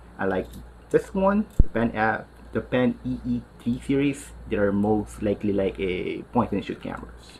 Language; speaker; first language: English; non-native, local second language; Filipino